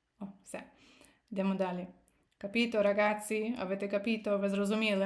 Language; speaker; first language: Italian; non-native, fluent; Ukrainian